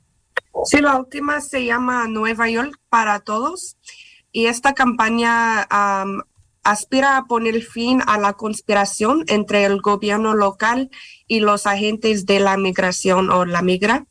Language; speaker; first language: Spanish; non-native, fluent; English